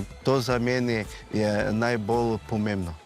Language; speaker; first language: Slovenian; non-native, fluent; Portuguese